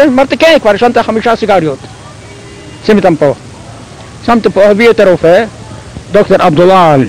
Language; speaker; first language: Hebrew; non-native, fluent; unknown